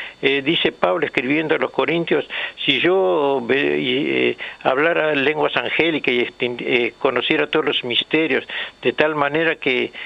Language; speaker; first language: Spanish; native; Spanish